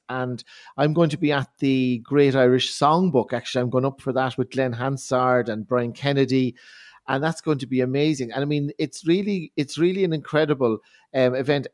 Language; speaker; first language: English; native; English